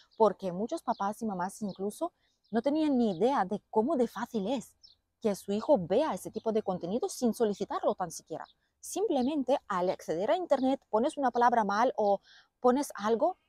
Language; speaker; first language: Spanish; non-native, fluent; Lithuanian